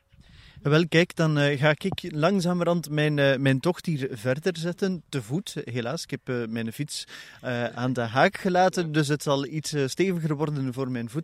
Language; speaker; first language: Dutch; native; Dutch